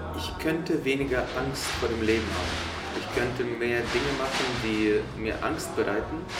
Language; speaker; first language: German; non-native, fluent; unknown